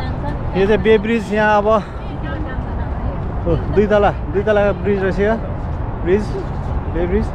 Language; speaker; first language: Nepali; native; Nepali